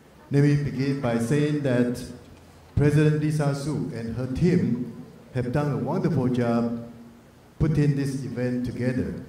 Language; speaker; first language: English; non-native, fluent; Chinese